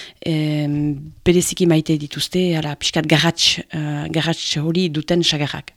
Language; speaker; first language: Basque; native; Basque